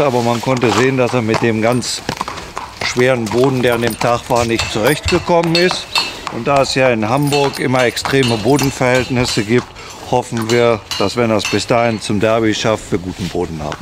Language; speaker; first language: German; native; German